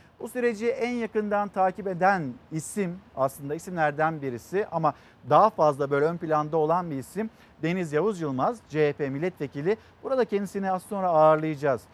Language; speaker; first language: Turkish; native; Turkish